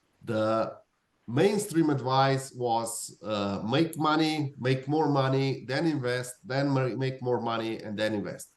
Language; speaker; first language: English; non-native, fluent; Slovenian